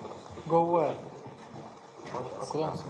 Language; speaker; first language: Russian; native; Russian